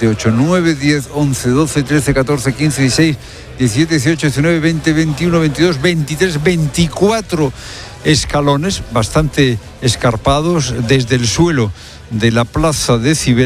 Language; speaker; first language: Spanish; native; Spanish